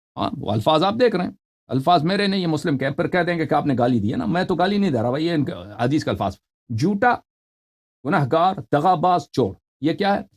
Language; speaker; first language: Urdu; non-native, fluent; Persian